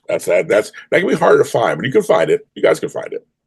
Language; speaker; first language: English; native; English